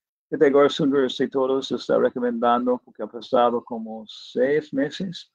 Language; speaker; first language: Spanish; non-native, fluent; English